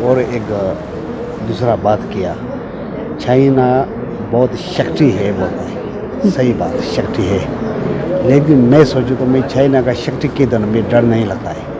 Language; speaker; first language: Hindi; non-native, learner; Tibetan